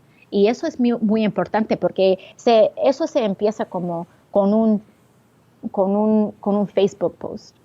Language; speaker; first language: Spanish; early bilingual, heritage; English